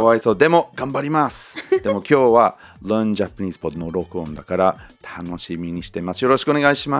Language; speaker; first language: Japanese; non-native, fluent; English